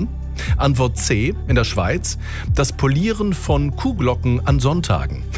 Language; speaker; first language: German; native; German